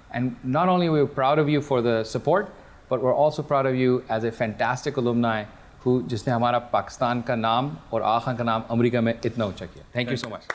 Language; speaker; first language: Urdu; early bilingual, heritage; Urdu